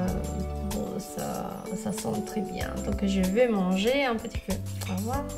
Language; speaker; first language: French; non-native, fluent; Spanish